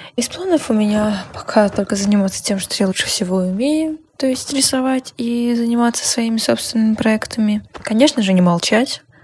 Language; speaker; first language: Russian; native; Russian